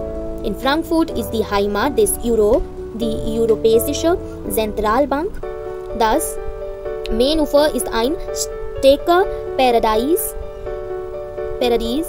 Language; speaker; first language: German; non-native, fluent; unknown